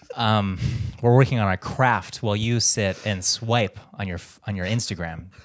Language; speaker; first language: English; early bilingual, other home language; Filipino